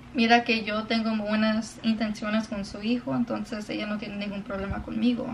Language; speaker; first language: Spanish; early bilingual, other home language; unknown